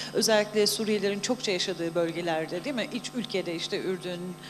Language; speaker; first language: Turkish; native; Turkish